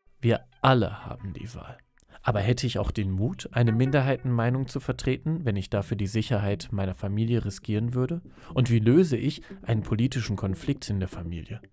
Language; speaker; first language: German; native; German